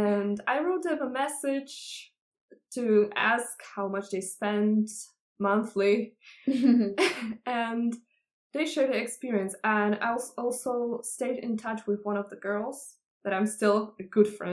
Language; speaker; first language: English; non-native, fluent; Czech